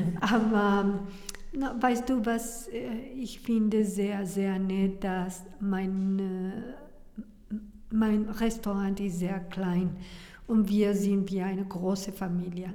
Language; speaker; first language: German; non-native, learner; Spanish